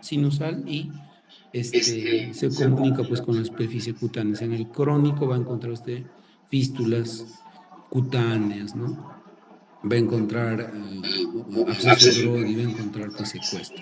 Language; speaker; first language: Spanish; native; Spanish